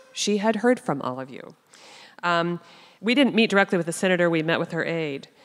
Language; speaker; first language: English; native; English